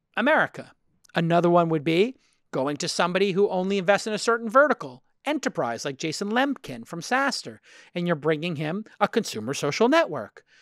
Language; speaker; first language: English; native; English